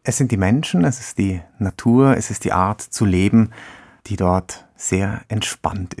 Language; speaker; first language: German; native; German